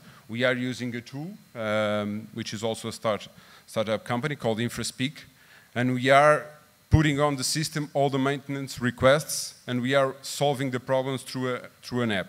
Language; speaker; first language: English; non-native, fluent; Portuguese